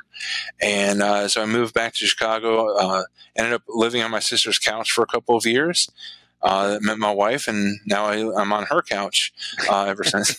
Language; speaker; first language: English; native; English